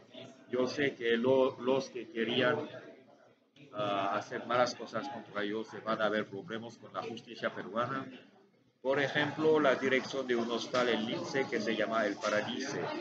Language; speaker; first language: Spanish; non-native, learner; French